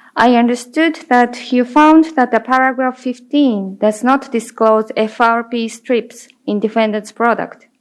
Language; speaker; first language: English; non-native, fluent; Japanese